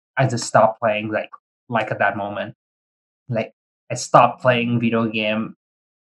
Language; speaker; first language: English; early bilingual, other home language; Vietnamese